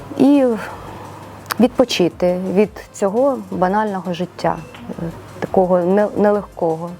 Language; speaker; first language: Ukrainian; non-native, local second language; Russian